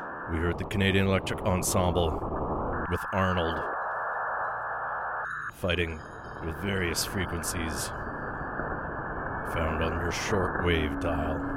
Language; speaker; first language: English; native; English